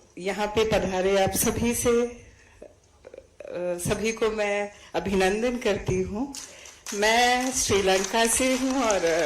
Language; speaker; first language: Hindi; non-native, fluent; Sinhala